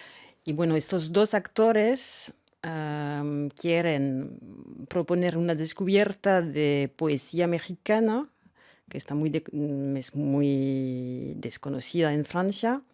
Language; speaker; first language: Spanish; non-native, fluent; French